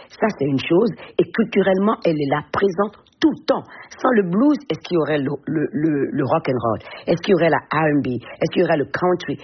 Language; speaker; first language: French; non-native, local second language; Fon